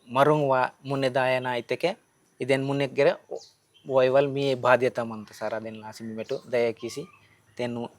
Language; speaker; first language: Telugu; non-native, local second language; Gondi